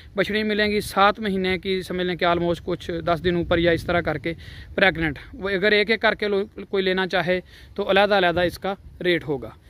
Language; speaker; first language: Urdu; non-native, local second language; Punjabi